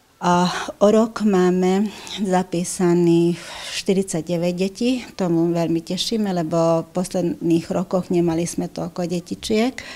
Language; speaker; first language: Slovak; non-native, local second language; Hungarian